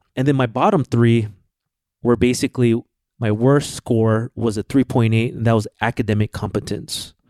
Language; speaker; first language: English; early bilingual, other home language; Filipino